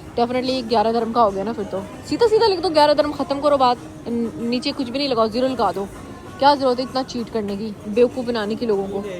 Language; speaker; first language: Urdu; native; Urdu